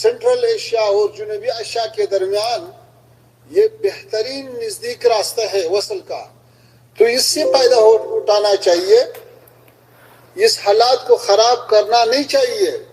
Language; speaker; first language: Hindi; non-native, fluent; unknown